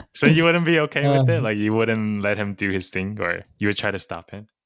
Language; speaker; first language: English; early bilingual, other home language; Chinese